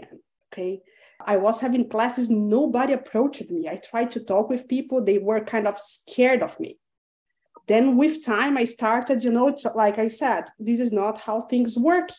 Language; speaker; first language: English; non-native, fluent; Portuguese